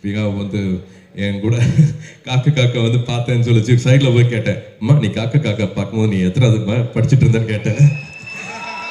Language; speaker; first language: Tamil; native; Tamil